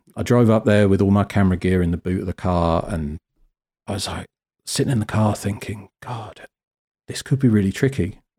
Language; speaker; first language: English; native; English